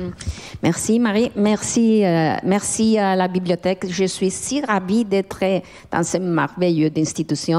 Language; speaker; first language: French; non-native, learner; Spanish